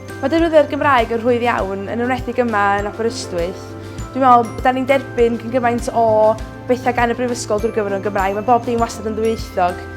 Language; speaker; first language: Welsh; native; Welsh